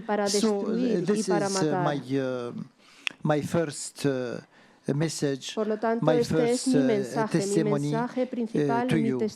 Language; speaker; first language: English; non-native, fluent; Arabic